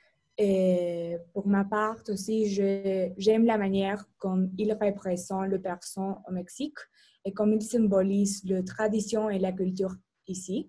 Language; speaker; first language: French; non-native, learner; Spanish